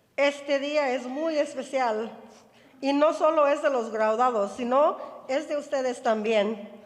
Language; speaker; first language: Spanish; early bilingual, heritage; Spanish